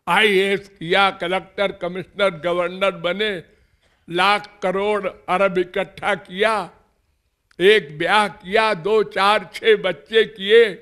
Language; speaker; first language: Hindi; native; Hindi